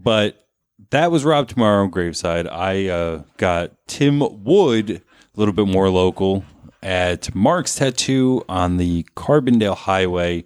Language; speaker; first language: English; native; English